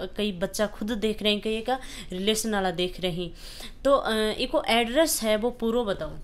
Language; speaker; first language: Hindi; native; Hindi